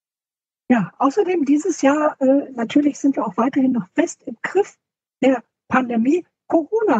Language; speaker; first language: German; native; German